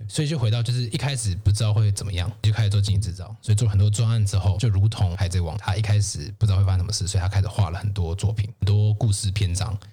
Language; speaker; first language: Chinese; native; Chinese